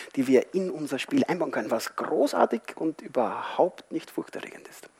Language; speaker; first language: German; non-native, fluent; Spanish